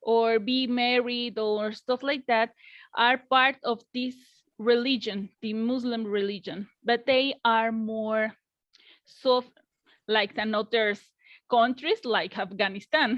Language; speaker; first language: English; non-native, learner; Spanish